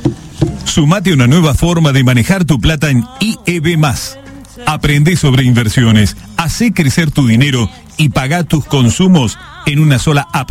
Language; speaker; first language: Spanish; native; Spanish